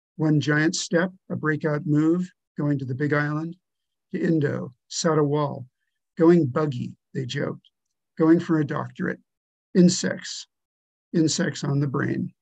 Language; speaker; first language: English; native; English